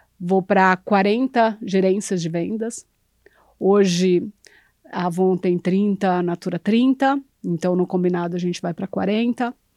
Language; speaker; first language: Portuguese; native; Portuguese